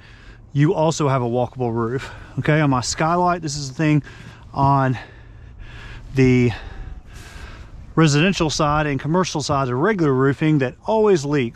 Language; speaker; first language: English; native; English